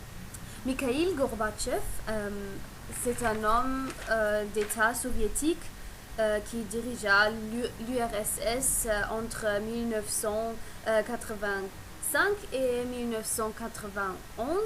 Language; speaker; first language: French; non-native, learner; German